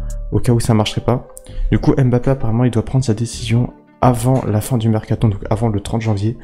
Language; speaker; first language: French; native; French